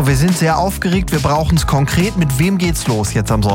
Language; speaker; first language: German; native; German